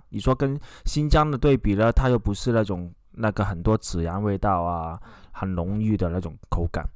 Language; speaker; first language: Chinese; native; Chinese